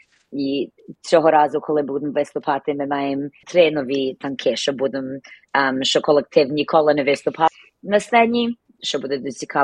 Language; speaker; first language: Ukrainian; early bilingual, heritage; Ukrainian